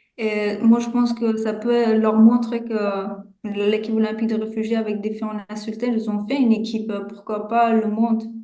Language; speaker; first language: French; non-native, fluent; Persian